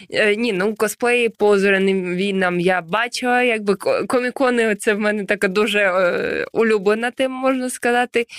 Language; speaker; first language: Ukrainian; native; Ukrainian